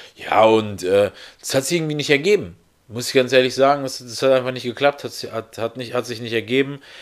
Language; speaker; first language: German; early bilingual, other home language; Russian